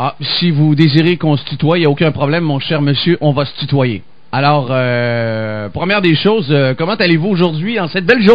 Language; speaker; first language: French; native; French